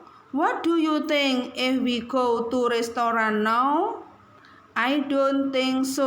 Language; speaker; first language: English; non-native, learner; Indonesian